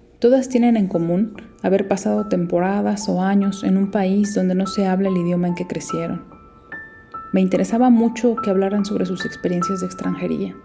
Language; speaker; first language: Spanish; native; Spanish